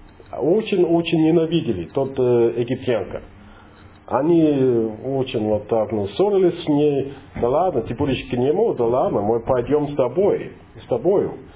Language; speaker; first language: Russian; non-native, fluent; English